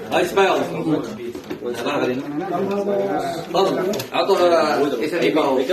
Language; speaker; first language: Filipino; non-native, learner; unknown